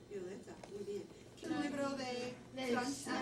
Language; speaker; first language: Spanish; non-native, fluent; English